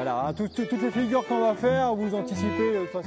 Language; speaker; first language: French; non-native, fluent; Portuguese